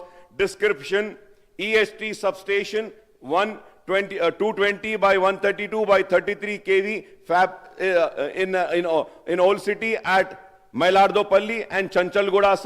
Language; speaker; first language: English; non-native, local second language; Urdu